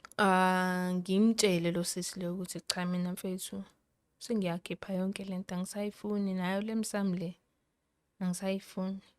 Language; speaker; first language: Zulu; native; Zulu